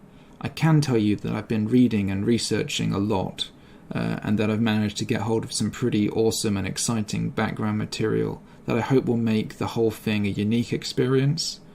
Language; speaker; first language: English; native; English